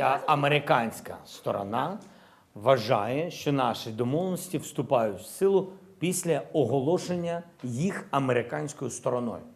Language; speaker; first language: Ukrainian; non-native, local second language; Russian